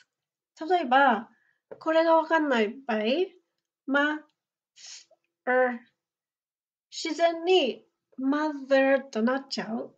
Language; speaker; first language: Japanese; non-native, fluent; English